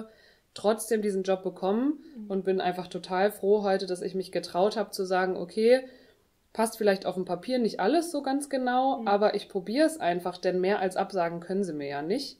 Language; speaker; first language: German; native; German